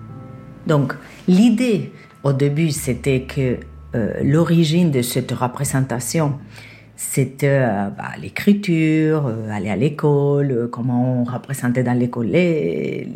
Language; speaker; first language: French; non-native, fluent; Spanish